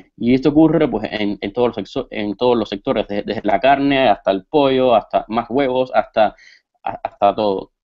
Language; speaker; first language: Spanish; native; Spanish